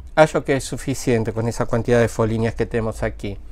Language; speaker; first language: Spanish; native; Spanish